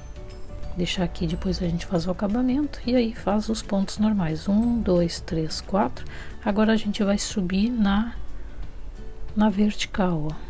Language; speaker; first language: Portuguese; native; Portuguese